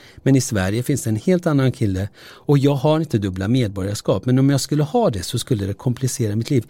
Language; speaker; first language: Swedish; early bilingual, other home language; Turoyo